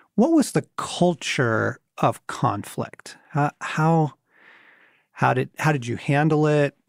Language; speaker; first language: English; native; English